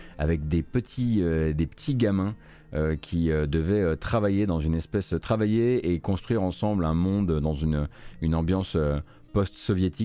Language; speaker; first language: French; native; French